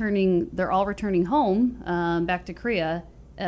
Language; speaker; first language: English; native; English